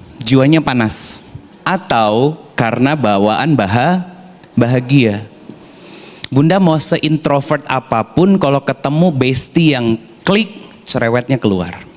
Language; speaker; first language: Indonesian; native; Indonesian